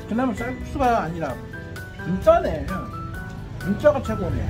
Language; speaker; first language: Korean; native; Korean